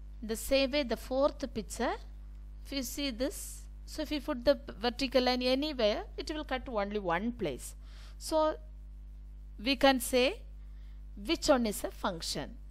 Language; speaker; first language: English; non-native, local second language; Tamil